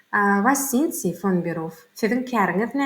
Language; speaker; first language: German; non-native, learner; Turkmen